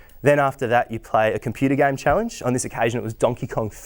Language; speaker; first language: English; native; English